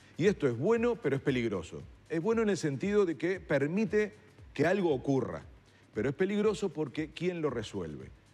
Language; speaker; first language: Spanish; native; Spanish